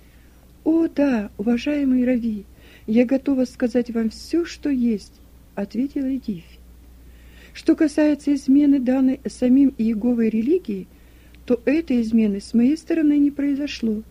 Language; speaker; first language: Russian; native; Russian